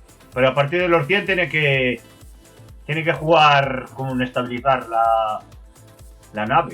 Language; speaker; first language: Spanish; native; Spanish